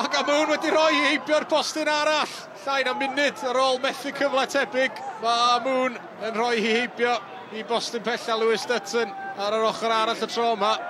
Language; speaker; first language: Welsh; native; Welsh